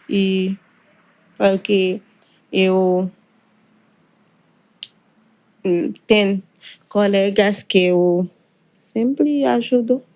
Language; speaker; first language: Portuguese; non-native, learner; Haitian Creole